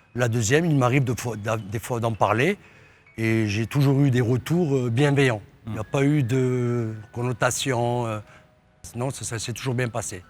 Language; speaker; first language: French; native; French